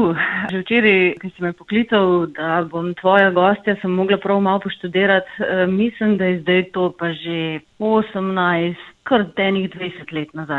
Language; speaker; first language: Slovenian; native; Slovenian